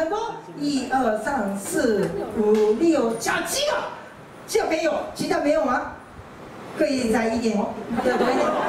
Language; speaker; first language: Chinese; non-native, learner; Japanese